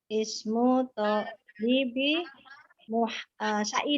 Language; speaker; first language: Arabic; non-native, learner; Indonesian